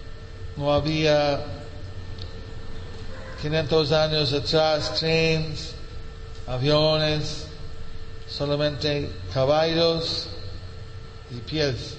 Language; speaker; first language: Spanish; non-native, fluent; English